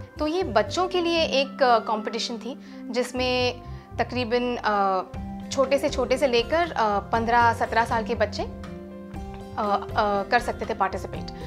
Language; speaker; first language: Hindi; non-native, local second language; Gujarati